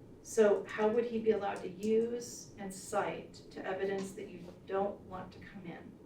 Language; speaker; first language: English; native; English